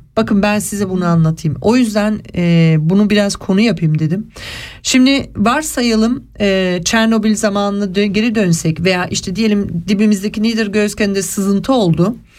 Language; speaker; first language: Turkish; early bilingual, heritage; Turkish